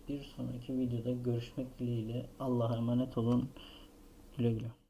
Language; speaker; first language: Turkish; native; Turkish